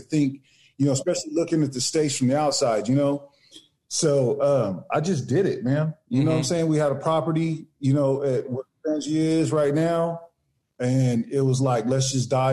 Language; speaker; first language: English; native; English